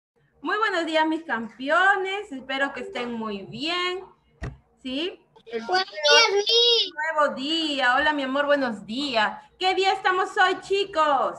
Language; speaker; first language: Spanish; native; Spanish